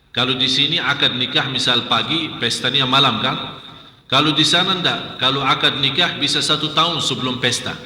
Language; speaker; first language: Malay; non-native, fluent; Arabic